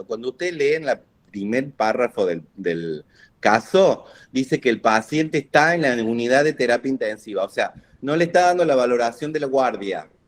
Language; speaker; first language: Spanish; native; Spanish